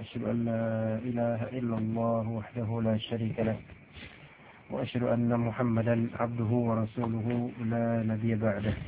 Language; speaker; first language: Arabic; non-native, fluent; Indonesian